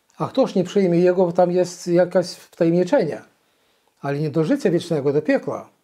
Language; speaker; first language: Polish; early bilingual, heritage; Polish